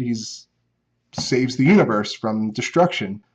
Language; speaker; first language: English; native; English